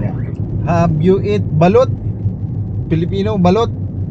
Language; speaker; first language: English; non-native, local second language; Cebuano